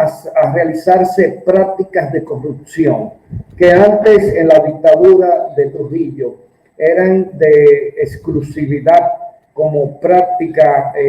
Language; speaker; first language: Spanish; native; Spanish